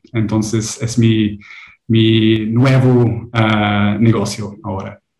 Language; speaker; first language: Spanish; non-native, learner; English